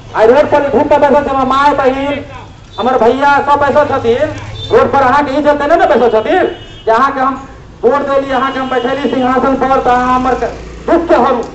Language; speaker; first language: Maithili; native; Maithili